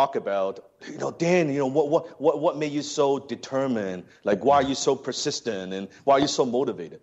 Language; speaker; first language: English; non-native, local second language; Cantonese